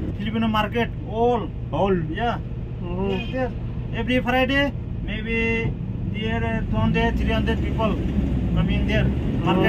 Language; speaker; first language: English; non-native, learner; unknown